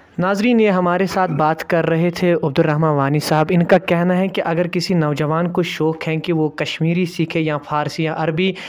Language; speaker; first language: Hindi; non-native, local second language; Kashmiri